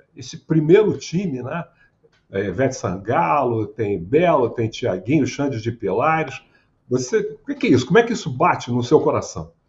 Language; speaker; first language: Portuguese; native; Portuguese